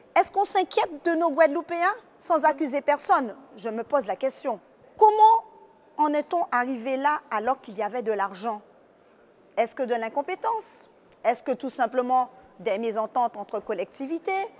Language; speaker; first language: French; native; French